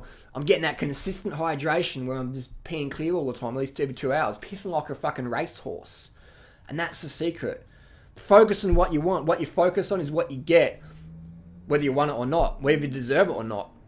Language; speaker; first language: English; native; English